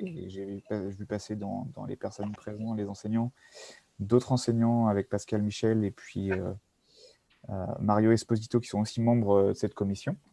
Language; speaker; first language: French; native; French